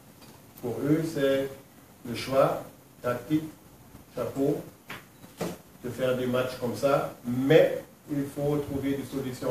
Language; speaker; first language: French; non-native, fluent; German